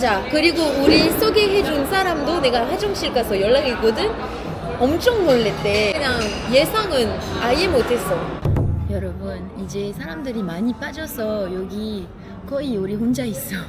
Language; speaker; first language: Korean; non-native, fluent; French